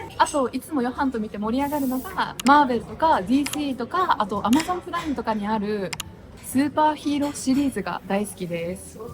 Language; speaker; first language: Japanese; native; Japanese